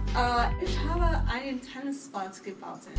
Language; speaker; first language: German; non-native, learner; English